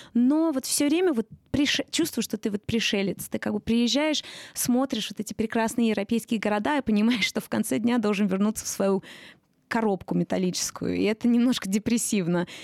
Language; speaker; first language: Russian; early bilingual, heritage; Russian